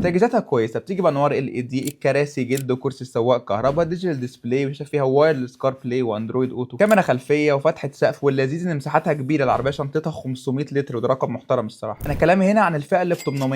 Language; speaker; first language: Arabic; native; Arabic